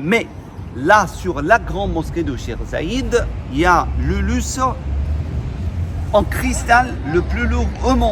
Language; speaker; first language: French; non-native, fluent; Arabic